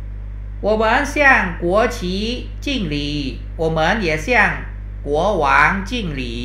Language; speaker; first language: Chinese; non-native, fluent; Thai